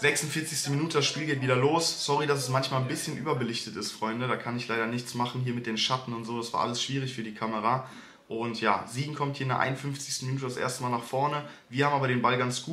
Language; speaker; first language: German; native; German